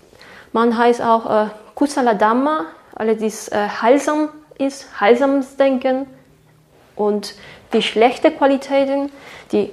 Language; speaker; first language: German; non-native, fluent; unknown